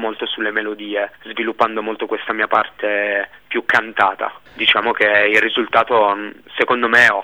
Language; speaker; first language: Italian; native; Italian